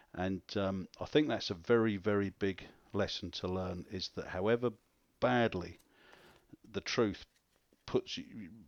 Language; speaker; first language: English; native; English